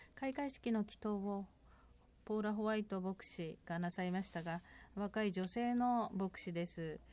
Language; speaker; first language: Japanese; non-native, fluent; Korean